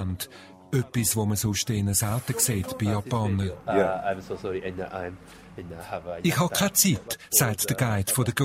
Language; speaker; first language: German; native; German